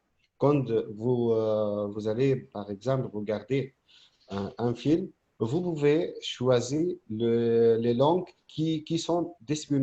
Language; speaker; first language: French; non-native, fluent; Arabic